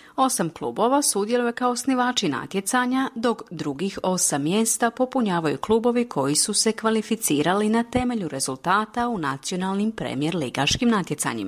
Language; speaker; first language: Croatian; native; Croatian